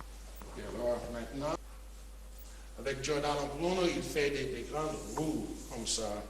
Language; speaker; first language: French; non-native, fluent; English